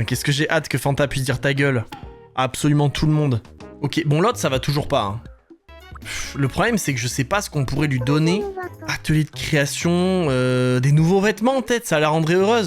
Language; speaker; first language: French; native; French